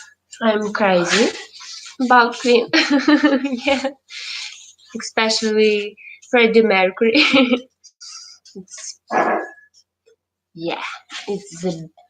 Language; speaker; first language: English; non-native, learner; Ukrainian